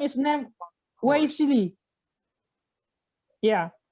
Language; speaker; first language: English; non-native, fluent; Indonesian